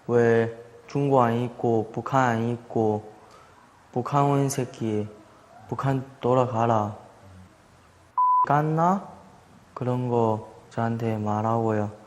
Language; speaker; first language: Korean; non-native, learner; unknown